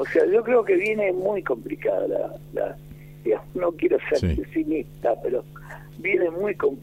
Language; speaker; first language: Spanish; native; Spanish